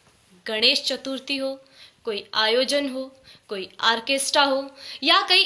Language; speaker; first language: Hindi; native; Hindi